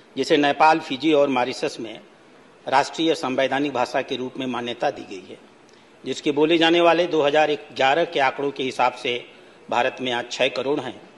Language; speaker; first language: Hindi; native; Hindi